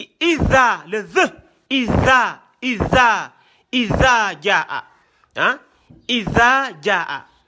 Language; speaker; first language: French; non-native, local second language; Wolof